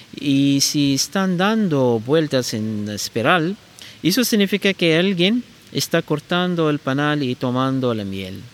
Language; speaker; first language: Spanish; non-native, learner; Arabic